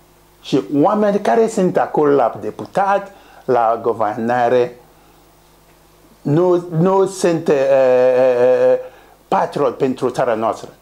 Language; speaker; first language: Romanian; non-native, learner; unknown